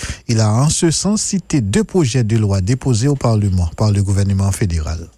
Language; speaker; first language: French; native; French